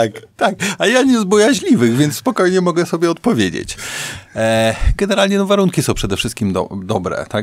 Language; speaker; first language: Polish; native; Polish